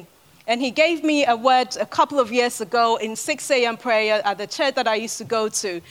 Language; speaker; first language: English; non-native, local second language; Akan